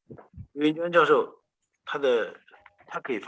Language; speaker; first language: Chinese; native; Chinese